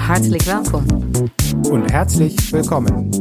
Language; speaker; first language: German; non-native, learner; Dutch